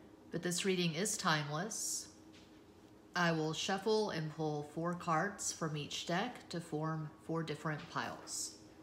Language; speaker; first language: English; native; English